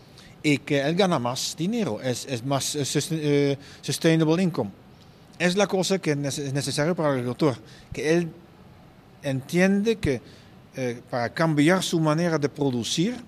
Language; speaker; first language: Spanish; non-native, fluent; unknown